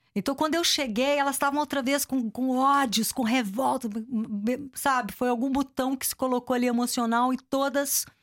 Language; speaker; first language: Portuguese; native; Portuguese